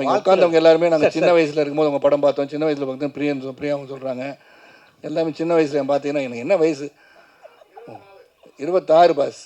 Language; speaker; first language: Tamil; native; Tamil